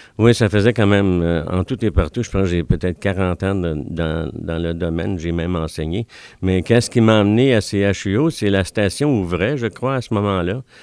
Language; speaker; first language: French; native; French